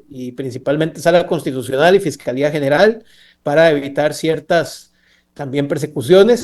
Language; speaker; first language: Spanish; native; Spanish